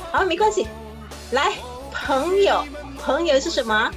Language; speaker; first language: Chinese; non-native, local second language; Indonesian